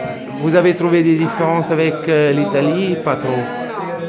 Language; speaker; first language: French; non-native, fluent; Italian